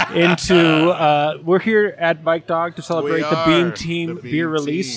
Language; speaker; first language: English; native; English